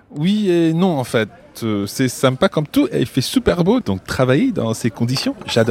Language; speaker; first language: French; non-native, fluent; English